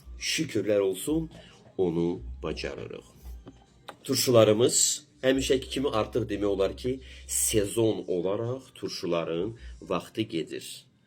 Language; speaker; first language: Azerbaijani; native; Azerbaijani